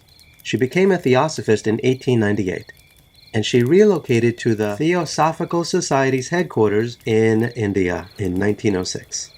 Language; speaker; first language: English; native; English